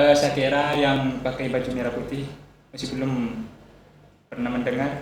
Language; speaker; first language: Indonesian; non-native, local second language; Madurese